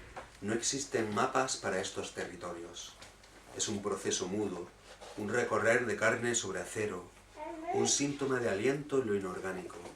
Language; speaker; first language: Spanish; native; Spanish